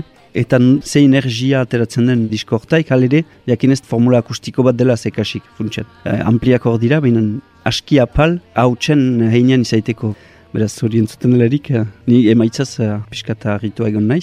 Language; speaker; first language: Basque; native; Basque